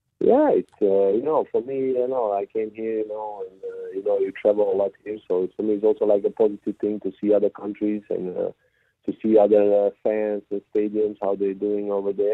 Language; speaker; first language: English; non-native, fluent; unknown